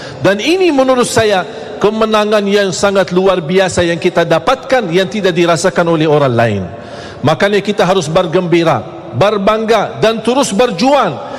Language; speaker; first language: Malay; non-native, fluent; Arabic